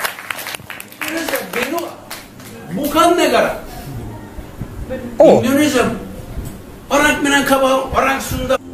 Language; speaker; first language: Indonesian; non-native, learner; Turkish